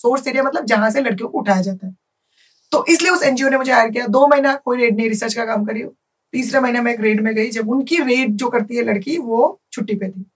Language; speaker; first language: Hindi; non-native, local second language; Bangla